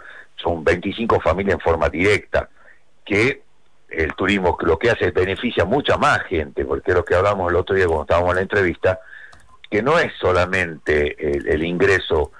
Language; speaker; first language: Spanish; native; Spanish